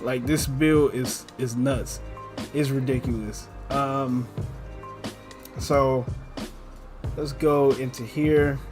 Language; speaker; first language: English; native; English